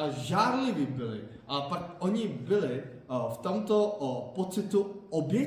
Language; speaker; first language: Czech; non-native, fluent; Korean